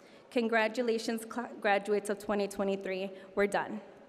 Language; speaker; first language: English; early bilingual, other home language; Spanish